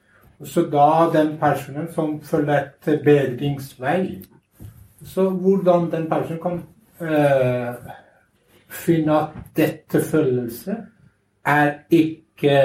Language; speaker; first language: Norwegian; non-native, learner; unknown